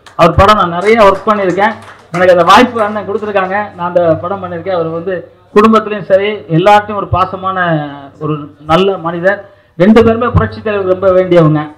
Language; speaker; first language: Tamil; native; Tamil